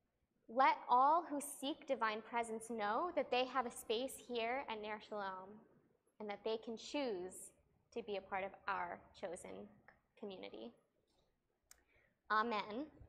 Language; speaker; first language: English; native; English